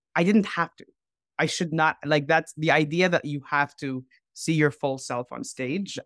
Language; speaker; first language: English; non-native, fluent; Arabic